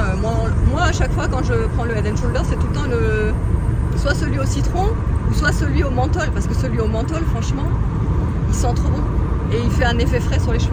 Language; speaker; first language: French; native; French